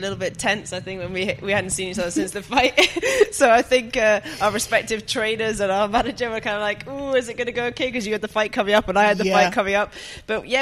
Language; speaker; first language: English; native; English